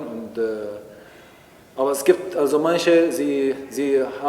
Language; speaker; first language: German; non-native, fluent; Arabic